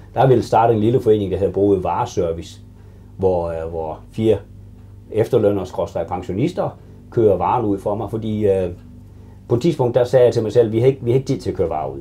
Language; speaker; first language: Danish; native; Danish